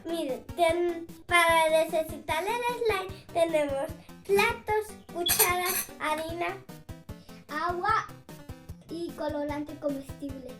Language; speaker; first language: Spanish; native; Spanish